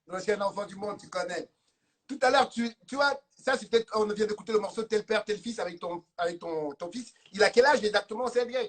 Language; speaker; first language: French; native; French